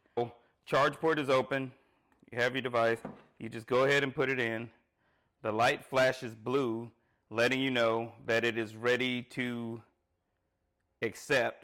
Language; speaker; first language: English; native; English